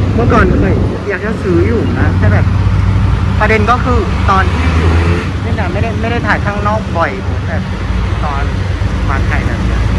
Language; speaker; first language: Thai; non-native, fluent; Vietnamese